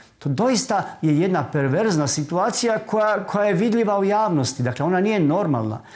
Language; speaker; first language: Croatian; native; Croatian